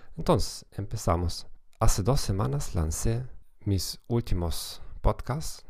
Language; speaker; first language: Spanish; non-native, fluent; German